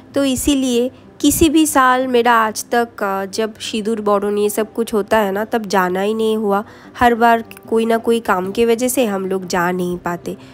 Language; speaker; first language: Hindi; non-native, local second language; Bangla